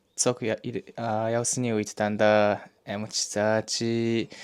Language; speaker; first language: Mongolian; non-native, learner; Japanese